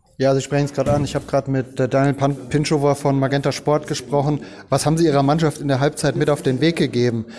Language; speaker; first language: German; native; German